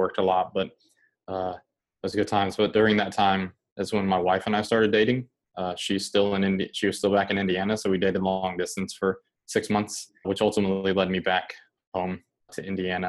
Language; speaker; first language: English; native; English